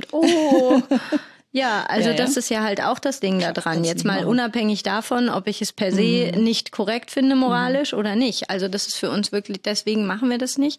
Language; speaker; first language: German; native; German